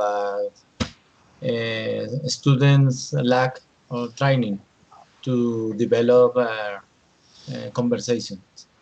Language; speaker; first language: English; non-native, learner; Spanish